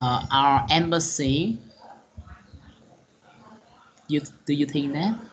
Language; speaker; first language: English; non-native, learner; Vietnamese